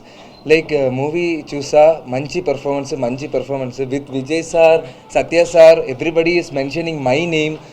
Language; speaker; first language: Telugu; non-native, learner; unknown